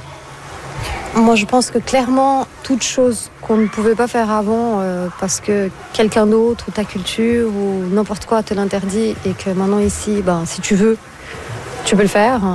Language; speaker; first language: French; non-native, fluent; Portuguese